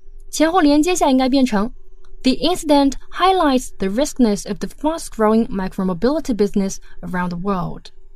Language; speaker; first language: English; non-native, fluent; Chinese